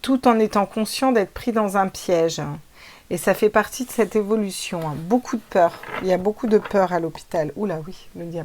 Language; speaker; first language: French; native; French